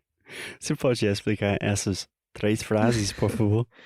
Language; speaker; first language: Portuguese; non-native, fluent; English